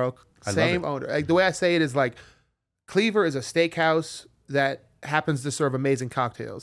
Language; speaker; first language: English; native; English